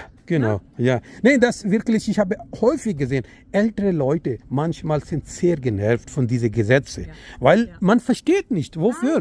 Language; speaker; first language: German; non-native, learner; Urdu